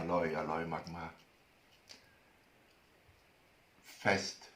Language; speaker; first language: Thai; non-native, learner; English